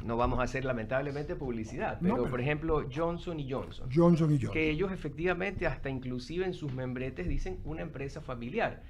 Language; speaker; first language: Spanish; native; Spanish